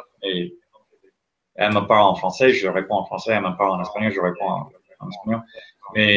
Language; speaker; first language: French; non-native, fluent; English